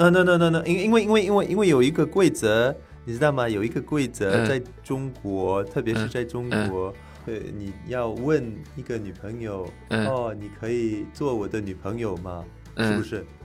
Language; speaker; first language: Chinese; non-native, learner; French